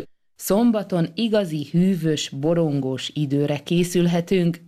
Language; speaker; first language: Hungarian; native; Hungarian